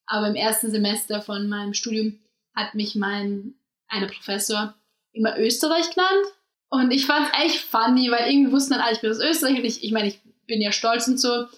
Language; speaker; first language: German; native; German